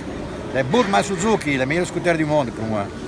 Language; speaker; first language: French; non-native, fluent; Italian